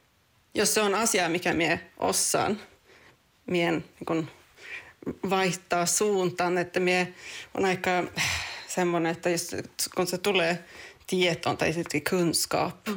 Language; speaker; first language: Finnish; non-native, local second language; Swedish